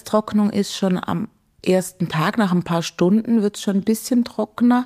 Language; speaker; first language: German; native; German